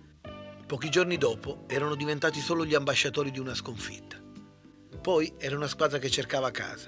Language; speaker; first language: Italian; native; Italian